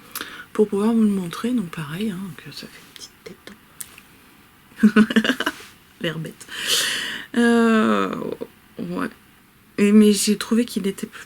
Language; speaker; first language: French; native; French